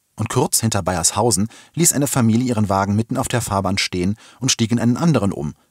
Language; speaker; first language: German; native; German